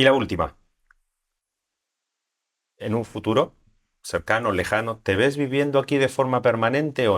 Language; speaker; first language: Spanish; native; Spanish